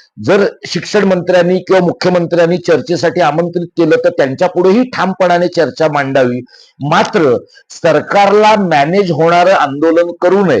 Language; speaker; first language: Marathi; native; Marathi